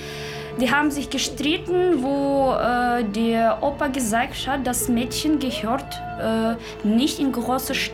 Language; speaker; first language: German; non-native, learner; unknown